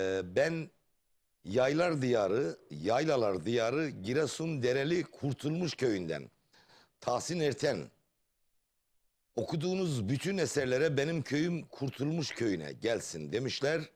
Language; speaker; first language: Turkish; native; Turkish